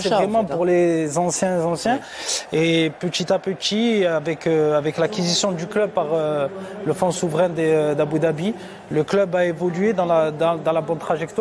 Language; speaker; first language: French; native; French